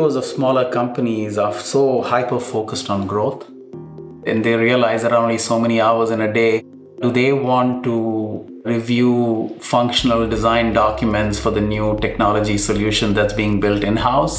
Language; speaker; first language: English; non-native, local second language; Malayalam